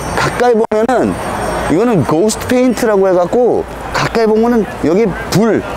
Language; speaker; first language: Korean; early bilingual, heritage; Korean